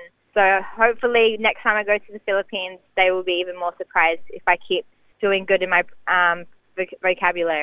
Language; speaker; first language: English; native; English